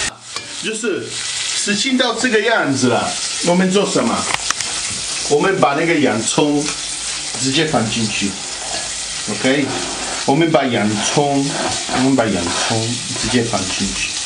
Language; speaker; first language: Chinese; non-native, fluent; Italian